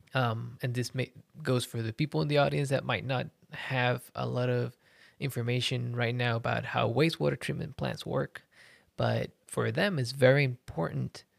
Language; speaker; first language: English; early bilingual, other home language; Spanish